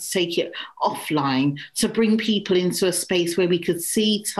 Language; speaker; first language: English; native; English